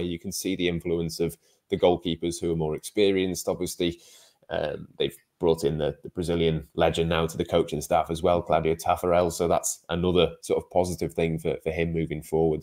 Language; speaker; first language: English; native; English